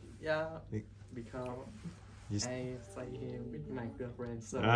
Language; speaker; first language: English; non-native, learner; Vietnamese